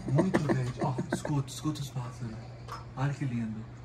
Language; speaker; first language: Portuguese; native; Portuguese